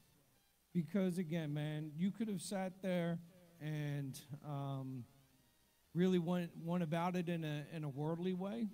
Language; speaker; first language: English; native; English